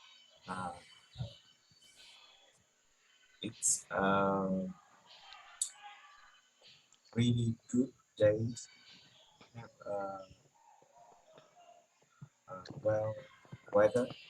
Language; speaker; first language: English; non-native, learner; Vietnamese